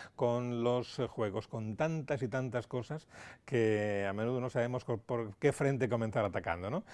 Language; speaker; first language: Spanish; native; Spanish